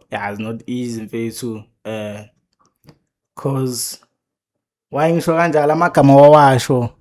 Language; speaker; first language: Zulu; native; Zulu